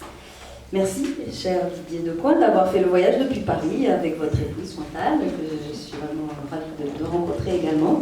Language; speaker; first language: French; native; French